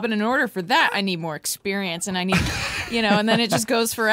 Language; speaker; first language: English; native; English